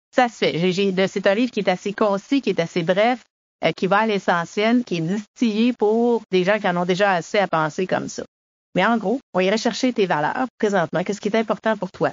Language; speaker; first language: French; native; French